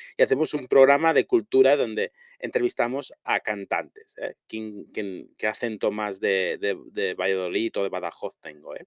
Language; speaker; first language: Spanish; non-native, local second language; Catalan